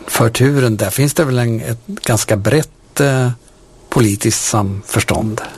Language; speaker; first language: Swedish; native; Swedish